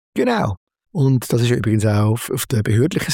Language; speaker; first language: German; native; German